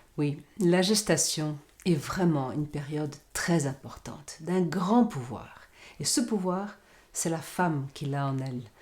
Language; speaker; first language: French; non-native, fluent; Portuguese